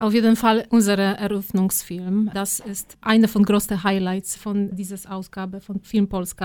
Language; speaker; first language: German; non-native, fluent; Polish